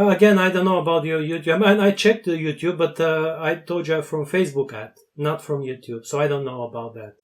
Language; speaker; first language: English; non-native, fluent; Bulgarian